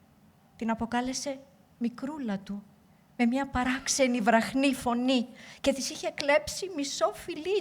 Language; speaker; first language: Greek; native; Greek